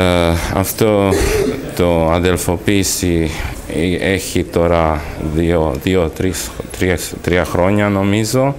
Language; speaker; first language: Greek; non-native, learner; Romanian